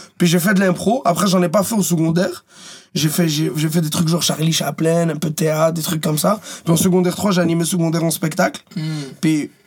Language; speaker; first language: French; early bilingual, other home language; Arabic